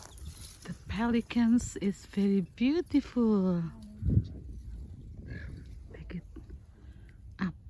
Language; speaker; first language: English; non-native, learner; Indonesian